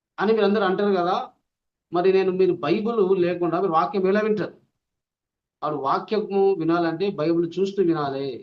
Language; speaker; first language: Telugu; non-native, local second language; Lambadi